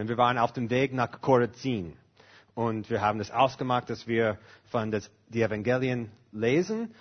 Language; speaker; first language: German; non-native, fluent; English